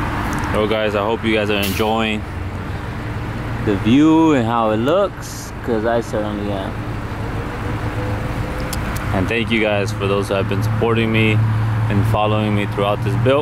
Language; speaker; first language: English; native; English